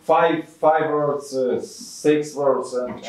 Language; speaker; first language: English; non-native, learner; Ukrainian